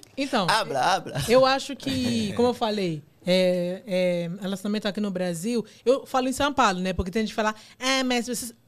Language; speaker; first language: Portuguese; non-native, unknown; Yoruba